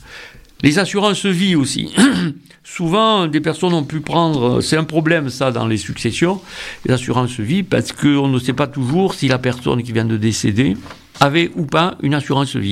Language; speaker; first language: French; native; French